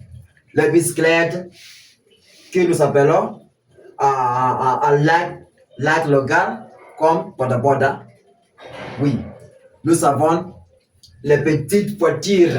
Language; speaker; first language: French; non-native, fluent; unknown